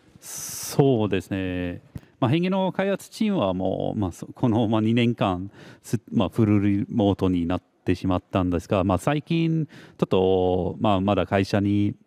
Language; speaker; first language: Japanese; non-native, fluent; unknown